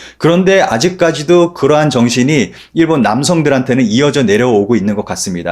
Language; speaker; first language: Korean; native; Korean